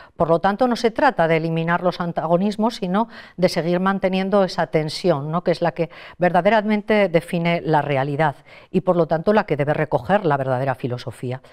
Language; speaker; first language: Spanish; native; Spanish